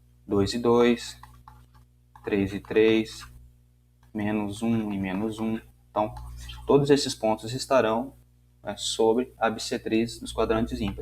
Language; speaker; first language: Portuguese; native; Portuguese